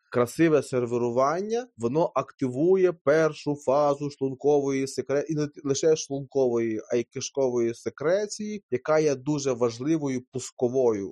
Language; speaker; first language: Ukrainian; native; Ukrainian